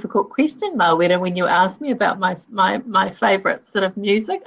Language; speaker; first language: English; native; English